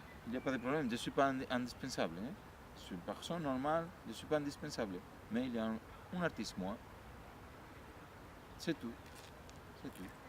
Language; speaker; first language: French; non-native, learner; Spanish